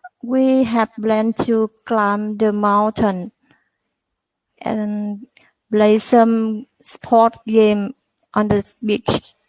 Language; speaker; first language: English; non-native, learner; Vietnamese